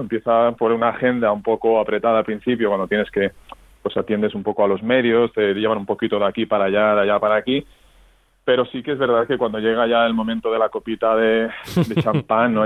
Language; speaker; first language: Spanish; native; Spanish